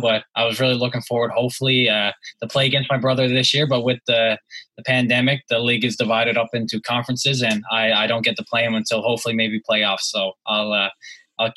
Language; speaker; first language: English; native; English